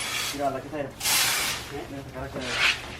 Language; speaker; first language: Spanish; non-native, learner; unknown